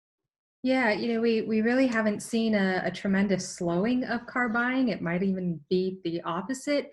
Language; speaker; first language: English; native; English